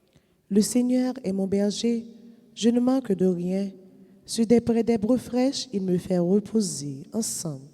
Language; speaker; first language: French; non-native, local second language; Haitian Creole